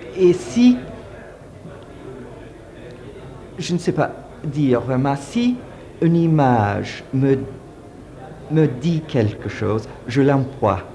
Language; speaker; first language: French; early bilingual, heritage; French